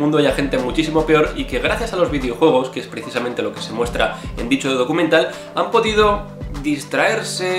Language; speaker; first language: Spanish; native; Spanish